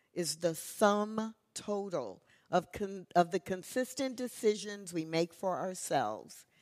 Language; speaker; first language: English; native; English